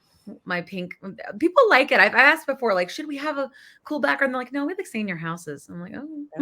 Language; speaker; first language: English; native; English